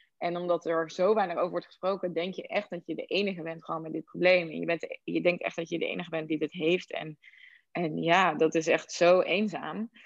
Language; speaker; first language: Dutch; native; Dutch